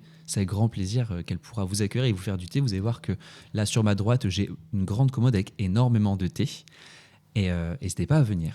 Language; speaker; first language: French; native; French